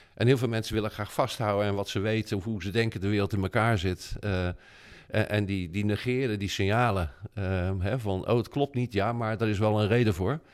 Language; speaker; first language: Dutch; native; Dutch